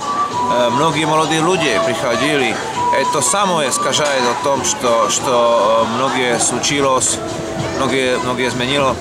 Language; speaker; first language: Russian; non-native, learner; Slovak